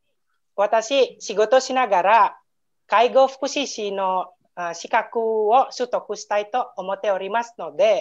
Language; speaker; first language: Japanese; non-native, learner; Indonesian